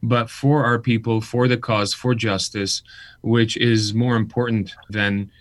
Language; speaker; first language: English; early bilingual, other home language; Armenian